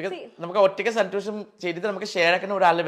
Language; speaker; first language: Malayalam; non-native, fluent; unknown